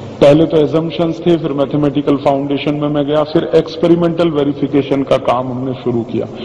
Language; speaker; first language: Hindi; native; Hindi